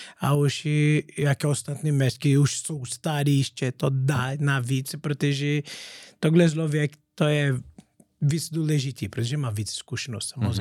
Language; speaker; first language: Czech; non-native, learner; Portuguese